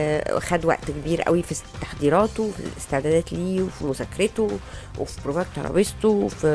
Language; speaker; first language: Arabic; native; Arabic